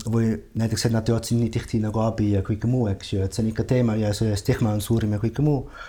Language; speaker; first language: Estonian; non-native, fluent; Dutch